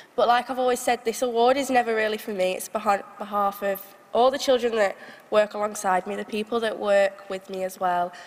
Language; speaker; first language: English; native; English